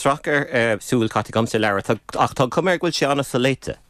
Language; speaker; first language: Irish; native; Irish